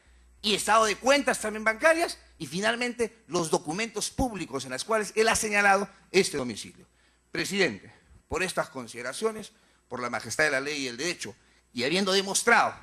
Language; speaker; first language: Spanish; native; Spanish